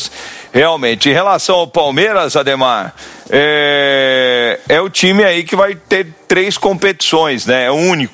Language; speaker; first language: Portuguese; native; Portuguese